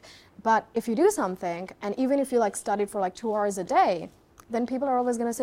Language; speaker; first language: English; non-native, local second language; Haryanvi